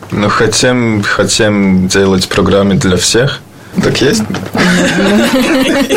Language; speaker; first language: Russian; non-native, learner; Latvian